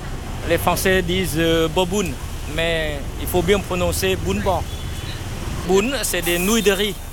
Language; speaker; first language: French; non-native, fluent; Vietnamese